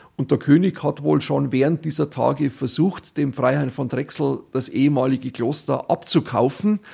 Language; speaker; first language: German; native; German